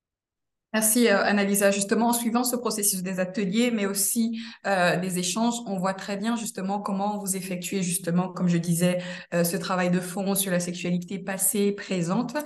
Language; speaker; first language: French; native; French